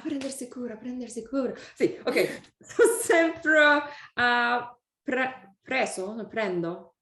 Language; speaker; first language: Italian; non-native, learner; English